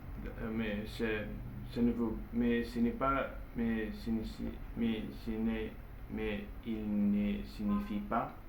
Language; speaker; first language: French; non-native, learner; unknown